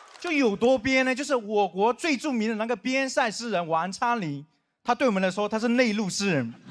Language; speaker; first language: Chinese; non-native, local second language; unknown